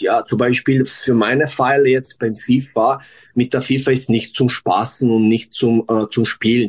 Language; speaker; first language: German; non-native, learner; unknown